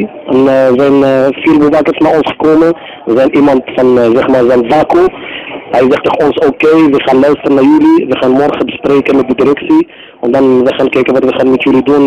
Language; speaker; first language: Dutch; non-native, learner; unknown